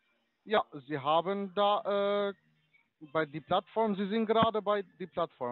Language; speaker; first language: German; non-native, learner; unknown